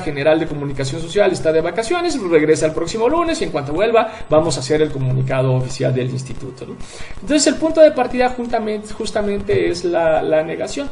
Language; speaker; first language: Spanish; native; Spanish